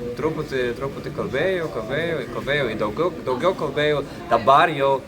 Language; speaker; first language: Lithuanian; non-native, learner; German